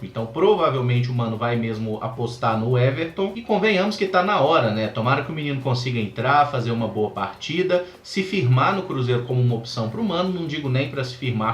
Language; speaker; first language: Portuguese; native; Portuguese